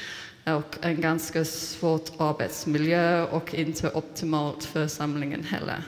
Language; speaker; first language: Swedish; non-native, fluent; English